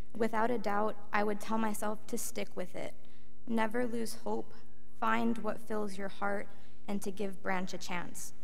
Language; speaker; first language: English; early bilingual, other home language; Spanish